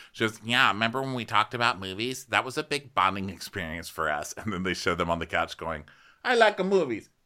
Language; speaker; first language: English; native; English